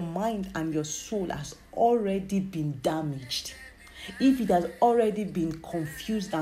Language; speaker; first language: English; non-native, local second language; Yoruba